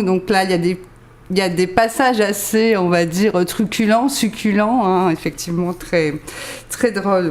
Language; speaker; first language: French; native; French